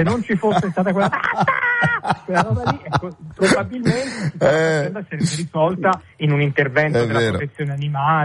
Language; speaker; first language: Italian; native; Italian